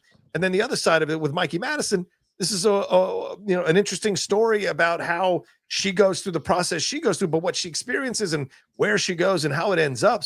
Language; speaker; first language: English; native; English